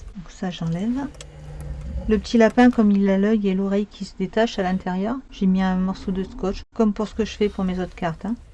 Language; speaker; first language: French; native; French